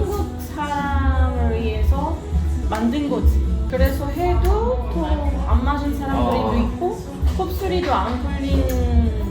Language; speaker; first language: Korean; non-native, fluent; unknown